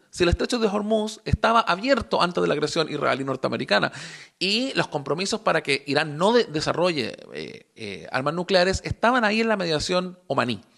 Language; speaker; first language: Spanish; native; Spanish